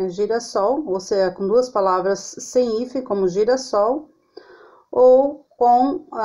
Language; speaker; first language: Portuguese; native; Portuguese